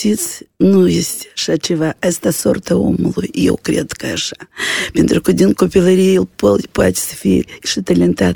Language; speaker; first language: Romanian; non-native, local second language; Russian